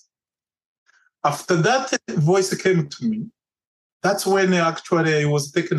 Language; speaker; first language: English; non-native, local second language; Kinyarwanda